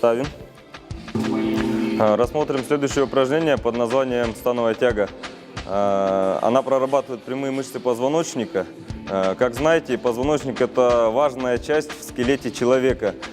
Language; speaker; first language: Russian; native; Russian